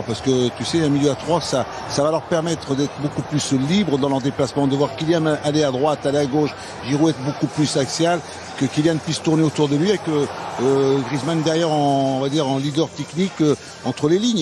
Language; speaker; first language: French; native; French